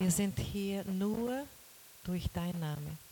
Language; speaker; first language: German; non-native, fluent; Portuguese